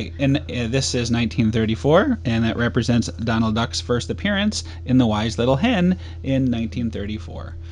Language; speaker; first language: English; native; English